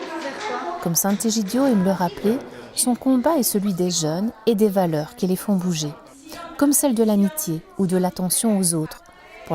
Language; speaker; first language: French; native; French